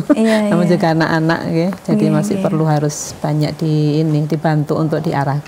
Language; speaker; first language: Indonesian; native; Indonesian